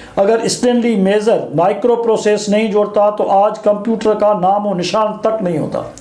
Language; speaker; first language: Urdu; non-native, local second language; Sindhi